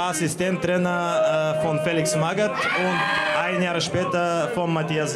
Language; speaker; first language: German; non-native, fluent; Bulgarian